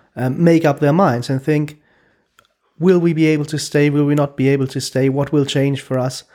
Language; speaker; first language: English; non-native, fluent; German